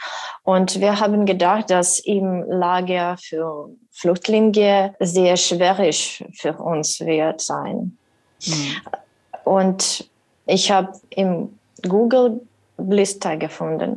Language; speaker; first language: German; non-native, learner; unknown